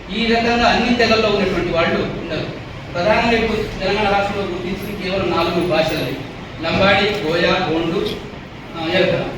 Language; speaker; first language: Telugu; non-native, local second language; Lambadi